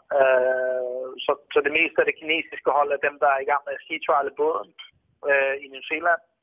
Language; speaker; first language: Danish; native; Danish